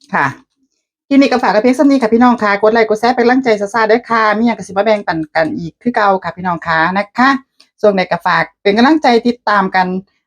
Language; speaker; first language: Thai; native; Thai